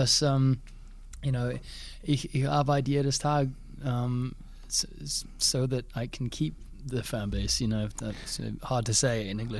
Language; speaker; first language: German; non-native, learner; English